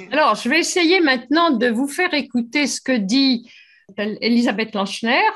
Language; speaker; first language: French; native; French